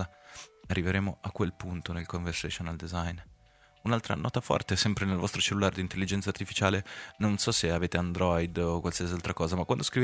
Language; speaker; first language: Italian; native; Italian